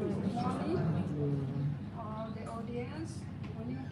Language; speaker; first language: English; non-native, fluent; Indonesian